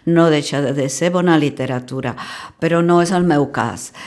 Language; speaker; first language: Catalan; non-native, fluent; Czech